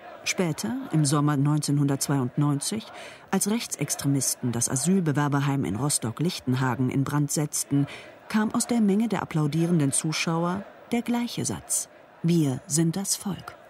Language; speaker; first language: German; native; German